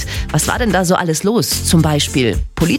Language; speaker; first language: German; native; German